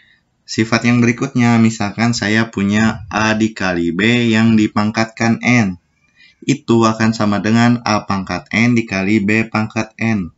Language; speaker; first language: Indonesian; native; Indonesian